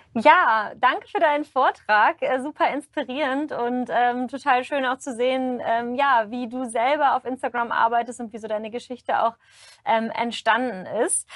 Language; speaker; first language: German; native; German